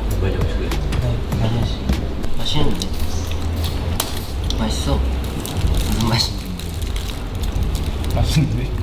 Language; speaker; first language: Korean; non-native, fluent; Japanese